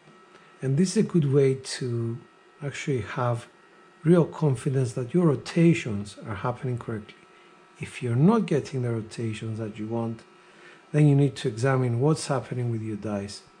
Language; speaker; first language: English; non-native, fluent; Greek